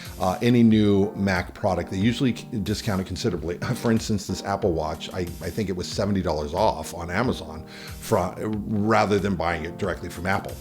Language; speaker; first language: English; native; English